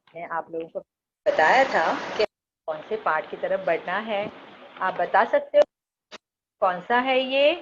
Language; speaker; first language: Hindi; non-native, local second language; Marathi